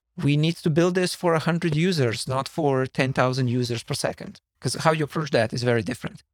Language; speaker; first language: English; non-native, fluent; Slovenian